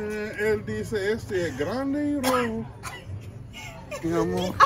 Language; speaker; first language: Spanish; non-native, learner; English